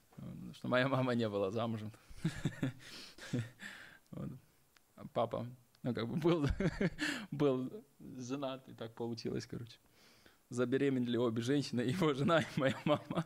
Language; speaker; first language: Russian; native; Russian